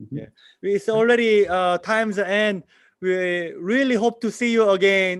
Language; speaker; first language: English; non-native, learner; Korean